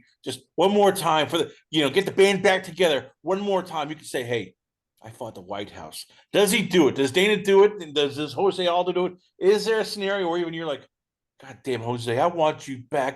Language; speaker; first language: English; native; English